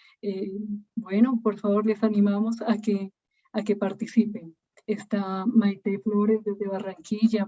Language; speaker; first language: Spanish; native; Spanish